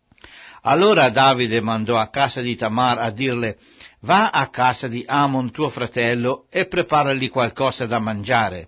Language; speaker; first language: Italian; native; Italian